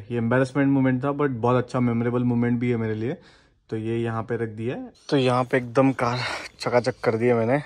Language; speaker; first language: Hindi; non-native, local second language; Marathi